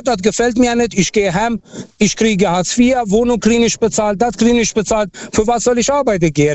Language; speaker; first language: German; early bilingual, other home language; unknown